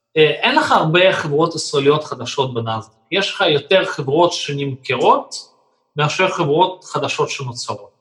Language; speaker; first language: Hebrew; non-native, fluent; Russian